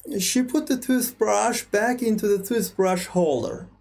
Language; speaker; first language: English; non-native, fluent; Azerbaijani